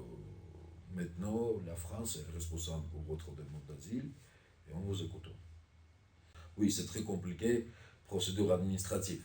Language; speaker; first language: French; non-native, learner; Armenian